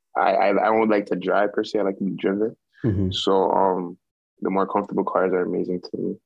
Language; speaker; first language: English; early bilingual, other home language; Yoruba